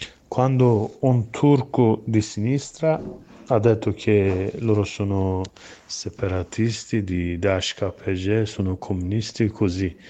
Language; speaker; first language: Italian; non-native, learner; Kurdish